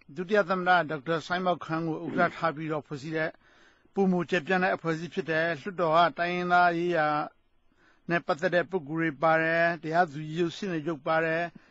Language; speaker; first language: Burmese; native; Burmese